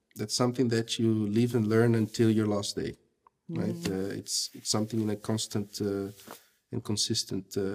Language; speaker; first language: English; non-native, fluent; Portuguese